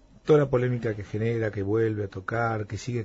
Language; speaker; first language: Spanish; native; Spanish